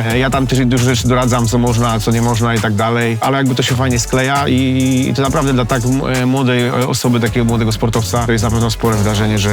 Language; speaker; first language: Polish; native; Polish